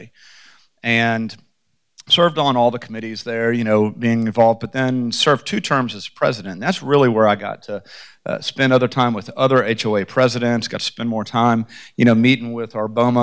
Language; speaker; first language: English; native; English